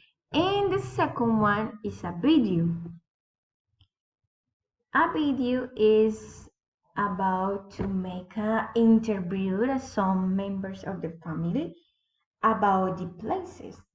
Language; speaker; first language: English; non-native, learner; Spanish